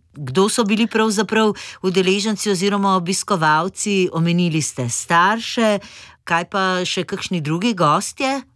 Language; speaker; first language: Slovenian; native; Slovenian